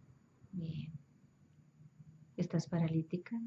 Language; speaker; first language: Spanish; native; Spanish